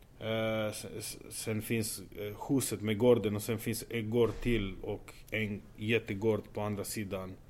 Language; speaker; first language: Swedish; non-native, fluent; Romanian